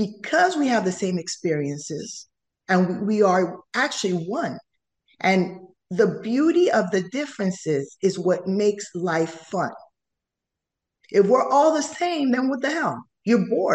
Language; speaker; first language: English; non-native, fluent; Spanish